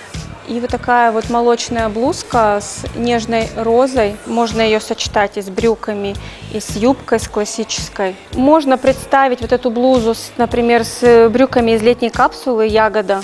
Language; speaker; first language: Russian; native; Russian